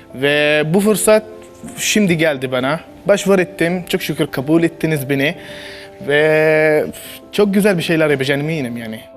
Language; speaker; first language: Turkish; non-native, learner; Arabic